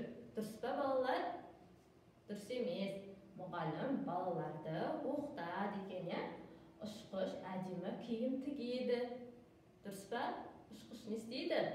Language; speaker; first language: Kazakh; native; Kazakh